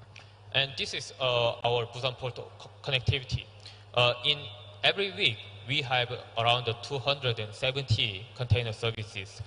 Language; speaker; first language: English; non-native, learner; Korean